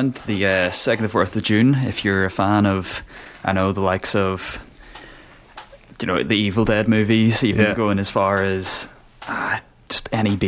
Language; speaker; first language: English; native; English